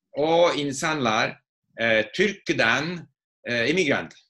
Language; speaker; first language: Turkish; non-native, learner; English